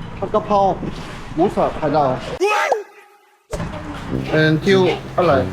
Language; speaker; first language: Korean; native; Korean